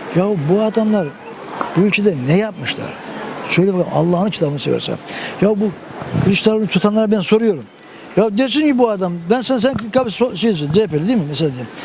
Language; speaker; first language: Turkish; native; Turkish